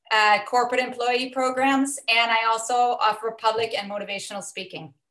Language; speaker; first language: English; native; English